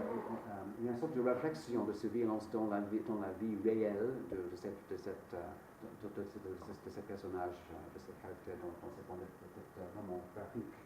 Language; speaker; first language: French; non-native, fluent; English